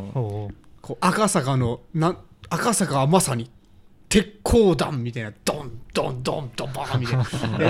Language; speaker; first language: Japanese; native; Japanese